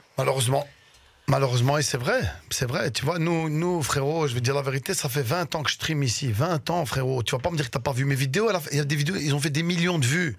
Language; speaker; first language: French; early bilingual, other home language; Arabic